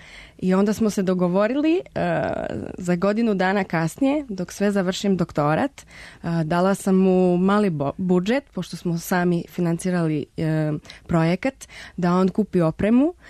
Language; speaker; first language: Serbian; non-native, fluent; Spanish